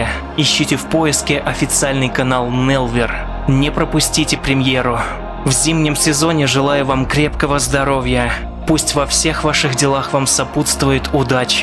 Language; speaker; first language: Russian; native; Russian